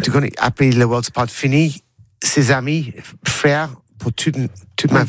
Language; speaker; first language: French; non-native, learner; English